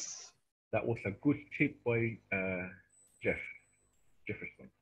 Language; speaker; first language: English; non-native, fluent; Spanish